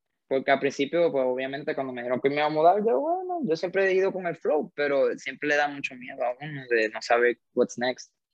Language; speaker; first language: Spanish; native; Spanish